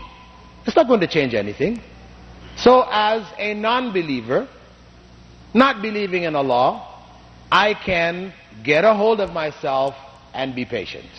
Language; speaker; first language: English; non-native, fluent; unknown